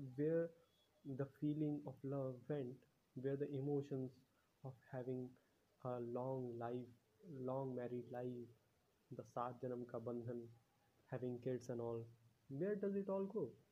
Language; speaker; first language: English; non-native, local second language; Hindi